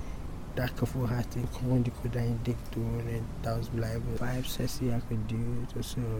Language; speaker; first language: Dutch; non-native, learner; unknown